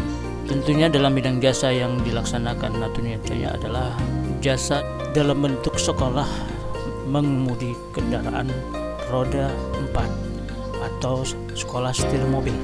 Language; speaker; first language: Indonesian; native; Indonesian